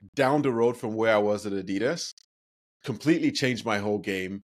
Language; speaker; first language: English; non-native, local second language; Yoruba